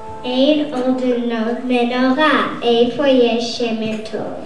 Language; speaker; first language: Hebrew; non-native, learner; English